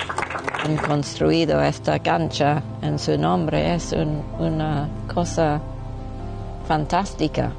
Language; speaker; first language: Spanish; non-native, local second language; English